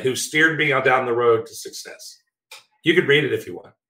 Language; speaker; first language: English; native; English